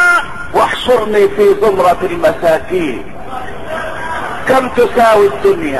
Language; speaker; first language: Arabic; native; Arabic